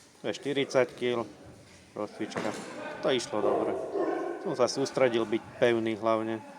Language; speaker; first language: Slovak; native; Slovak